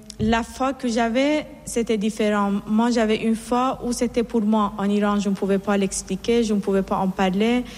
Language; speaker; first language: French; non-native, fluent; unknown